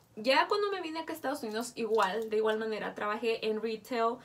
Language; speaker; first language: Spanish; native; Spanish